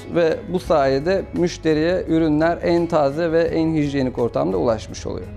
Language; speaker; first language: Turkish; native; Turkish